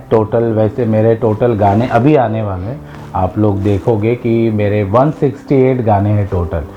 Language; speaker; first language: Hindi; non-native, local second language; Malayalam